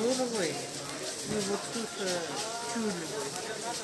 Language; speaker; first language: Russian; non-native, learner; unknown